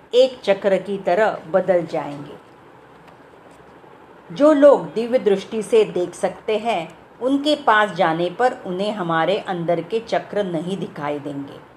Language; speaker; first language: Hindi; non-native, local second language; Marathi